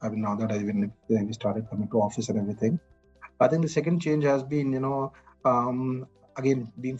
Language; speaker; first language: English; non-native, local second language; Punjabi